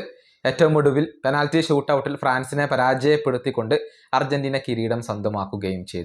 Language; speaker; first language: Malayalam; native; Malayalam